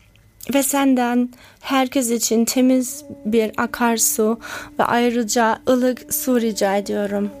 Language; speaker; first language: Turkish; early bilingual, heritage; Turkish